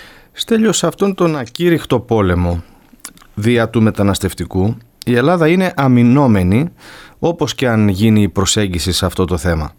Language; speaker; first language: Greek; native; Greek